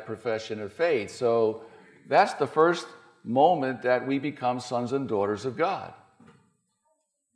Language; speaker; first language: English; native; English